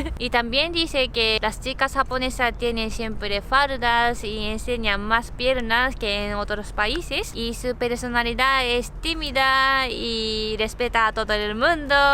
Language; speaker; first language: Spanish; non-native, fluent; Japanese